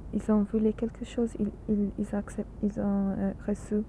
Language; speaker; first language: French; non-native, learner; English